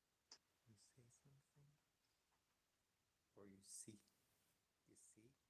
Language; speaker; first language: English; non-native, learner; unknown